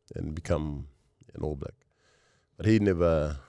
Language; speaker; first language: English; early bilingual, other home language; Tongan